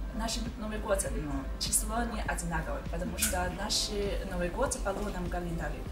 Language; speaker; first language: Russian; non-native, learner; Chinese